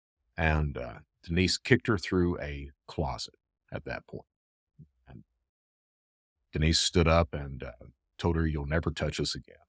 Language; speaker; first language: English; native; English